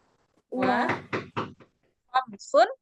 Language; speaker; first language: Arabic; non-native, fluent; Indonesian